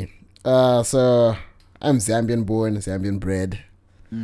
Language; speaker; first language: English; non-native, local second language; Bemba